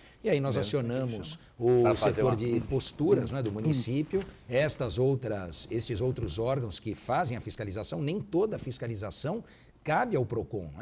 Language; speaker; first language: Portuguese; native; Portuguese